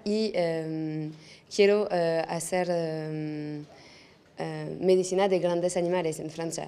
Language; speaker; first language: Spanish; non-native, learner; French